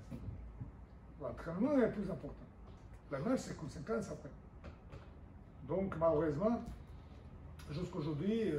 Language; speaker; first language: French; non-native, fluent; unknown